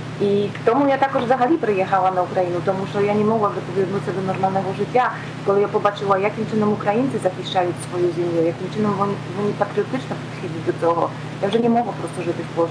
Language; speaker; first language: Ukrainian; non-native, learner; Polish